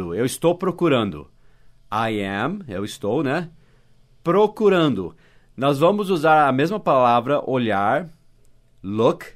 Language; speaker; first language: Portuguese; non-native, fluent; English